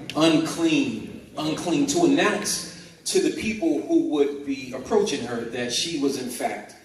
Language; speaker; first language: English; native; English